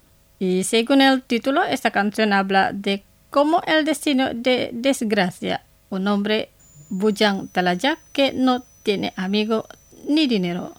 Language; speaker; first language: Spanish; non-native, fluent; Indonesian